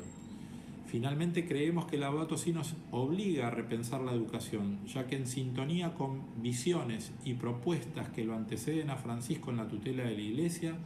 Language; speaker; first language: Spanish; native; Spanish